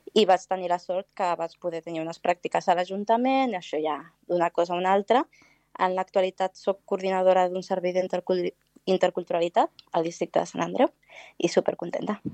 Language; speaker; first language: Catalan; non-native, local second language; Spanish